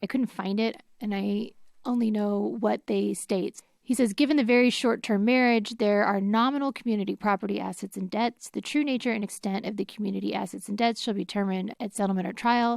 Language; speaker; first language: English; native; English